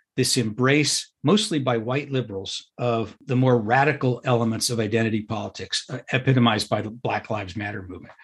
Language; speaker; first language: English; native; English